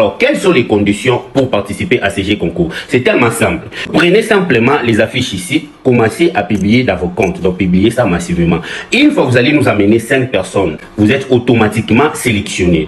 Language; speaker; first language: French; non-native, local second language; Lingala